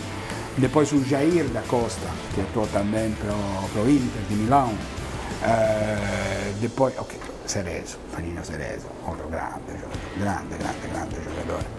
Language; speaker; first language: Portuguese; non-native, fluent; Italian